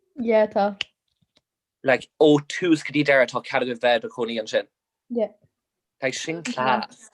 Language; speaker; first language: Irish; non-native, local second language; English